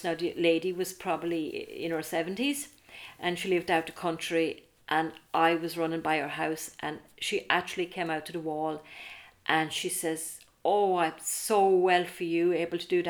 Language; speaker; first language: English; native; English